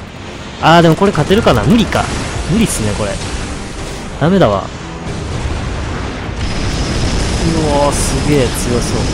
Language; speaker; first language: Japanese; native; Japanese